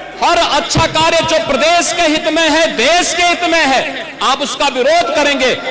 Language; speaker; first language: Hindi; native; Hindi